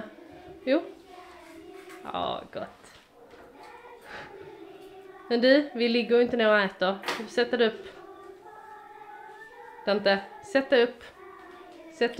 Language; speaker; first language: Swedish; native; Swedish